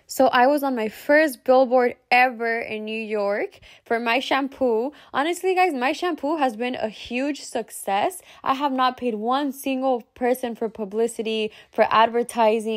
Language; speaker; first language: English; early bilingual, other home language; Spanish